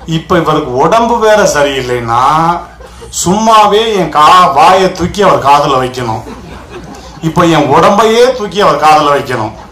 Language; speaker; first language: Tamil; native; Tamil